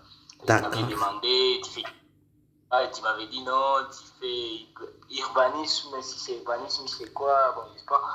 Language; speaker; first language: French; non-native, local second language; Rundi